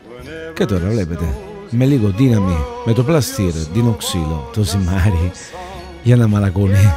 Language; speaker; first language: Greek; non-native, learner; Italian